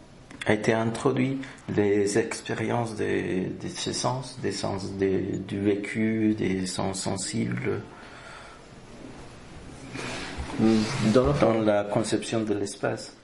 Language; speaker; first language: French; non-native, fluent; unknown